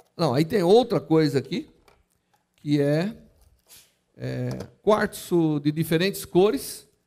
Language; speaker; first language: Portuguese; native; Portuguese